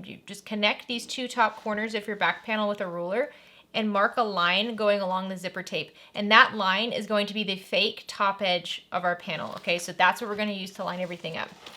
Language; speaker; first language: English; native; English